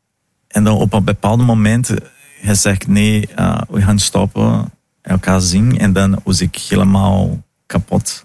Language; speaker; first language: Dutch; non-native, fluent; Portuguese